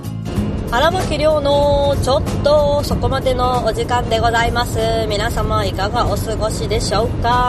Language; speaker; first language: Japanese; native; Japanese